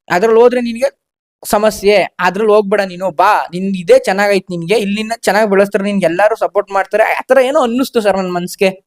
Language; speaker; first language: Kannada; native; Kannada